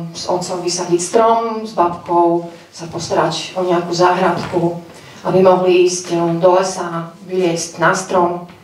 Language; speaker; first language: Slovak; native; Slovak